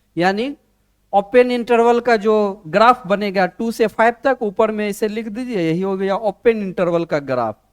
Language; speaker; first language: Hindi; native; Hindi